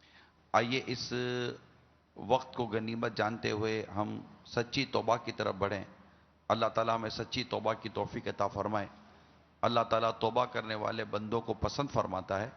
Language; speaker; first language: Urdu; native; Urdu